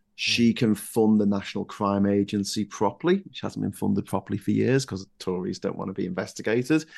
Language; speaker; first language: English; native; English